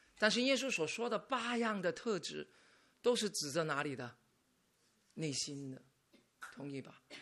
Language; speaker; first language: Chinese; non-native, local second language; Cantonese